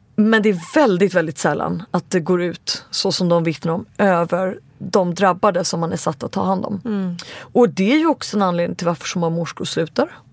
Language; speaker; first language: Swedish; native; Swedish